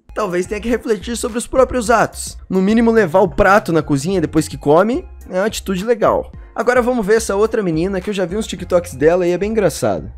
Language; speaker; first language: Portuguese; native; Portuguese